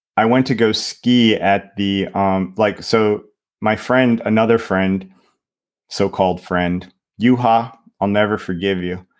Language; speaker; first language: English; native; English